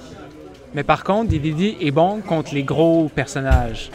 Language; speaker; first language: French; native; French